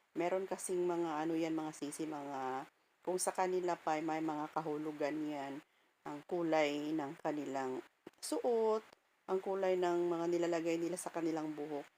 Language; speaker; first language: Filipino; non-native, local second language; Cebuano